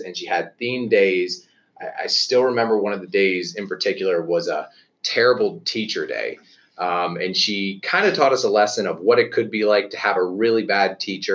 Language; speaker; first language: English; native; English